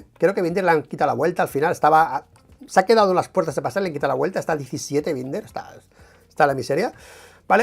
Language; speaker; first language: Spanish; native; Spanish